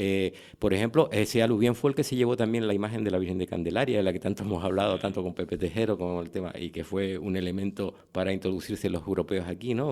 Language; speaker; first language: Spanish; native; Spanish